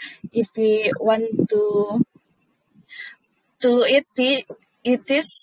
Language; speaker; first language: English; non-native, local second language; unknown